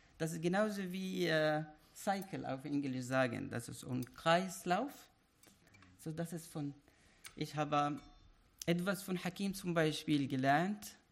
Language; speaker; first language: German; non-native, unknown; Arabic